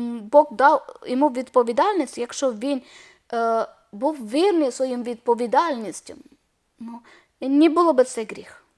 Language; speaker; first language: Ukrainian; non-native, learner; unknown